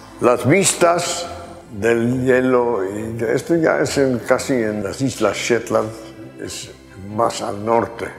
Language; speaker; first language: Spanish; non-native, fluent; Dutch